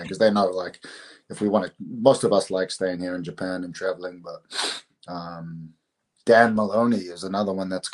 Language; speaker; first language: English; native; English